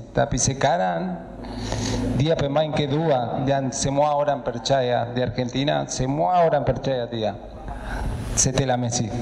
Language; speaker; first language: Indonesian; non-native, learner; Spanish